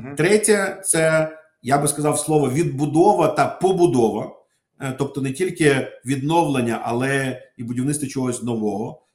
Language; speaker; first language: Ukrainian; non-native, local second language; Russian